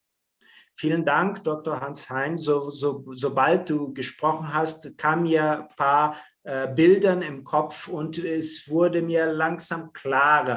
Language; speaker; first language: German; non-native, fluent; Portuguese